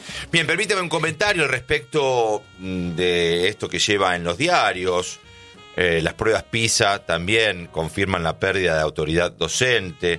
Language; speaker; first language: Spanish; native; Spanish